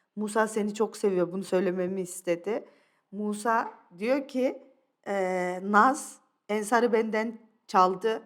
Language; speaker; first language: Turkish; early bilingual, other home language; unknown